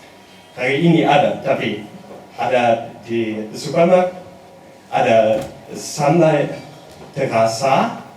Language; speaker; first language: Indonesian; non-native, learner; German